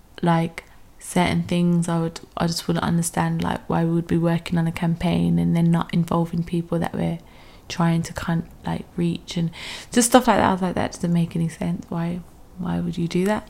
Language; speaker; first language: English; native; English